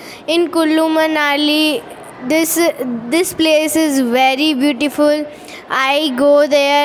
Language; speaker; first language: English; non-native, learner; Hindi